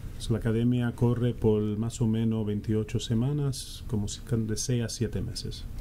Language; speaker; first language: Spanish; early bilingual, heritage; Spanish